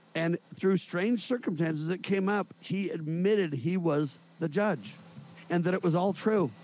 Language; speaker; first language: English; native; English